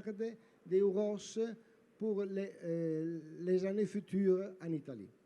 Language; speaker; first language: French; non-native, learner; Italian